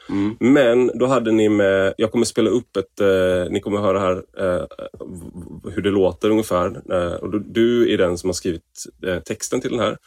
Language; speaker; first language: Swedish; native; Swedish